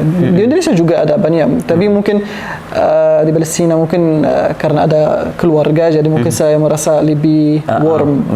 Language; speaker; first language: Indonesian; non-native, learner; Arabic